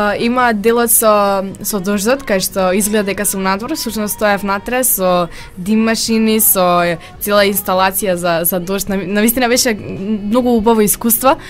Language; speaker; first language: Macedonian; early bilingual, heritage; Macedonian